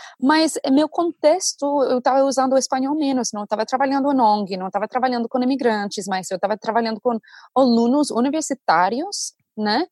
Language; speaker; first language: Portuguese; non-native, fluent; English